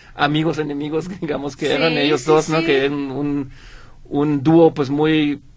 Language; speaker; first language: Spanish; non-native, fluent; German